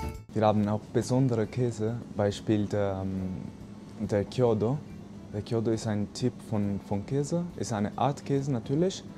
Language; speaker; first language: German; non-native, learner; Italian